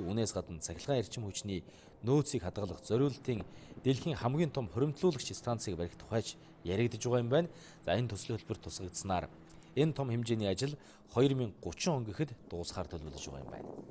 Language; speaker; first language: Mongolian; native; Mongolian